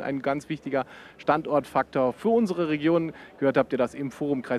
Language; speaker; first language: German; native; German